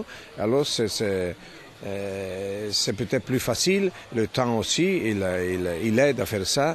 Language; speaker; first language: French; non-native, fluent; Italian